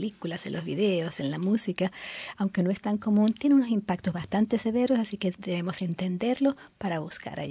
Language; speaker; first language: Spanish; native; Spanish